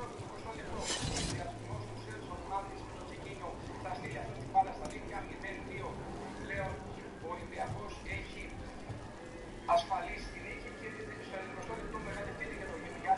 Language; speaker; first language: Greek; native; Greek